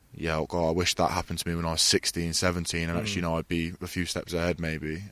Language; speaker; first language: English; native; English